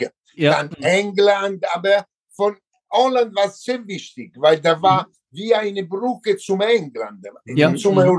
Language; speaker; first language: German; non-native, learner; Italian